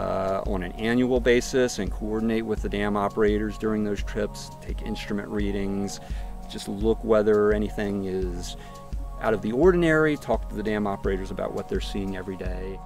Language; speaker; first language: English; native; English